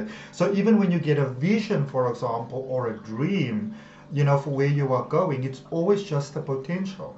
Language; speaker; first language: English; native; English